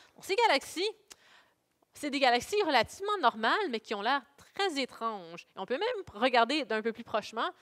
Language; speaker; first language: French; native; French